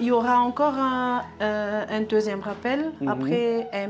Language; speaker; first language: French; non-native, local second language; Malagasy